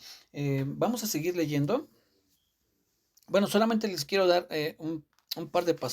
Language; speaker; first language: Spanish; native; Spanish